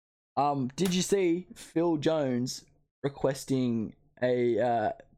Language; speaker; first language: English; native; English